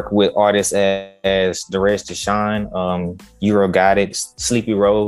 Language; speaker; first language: English; native; English